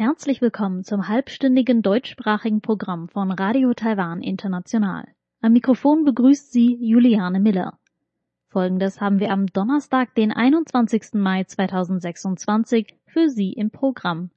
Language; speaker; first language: German; native; German